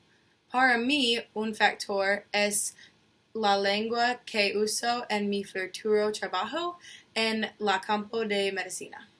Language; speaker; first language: Spanish; non-native, learner; English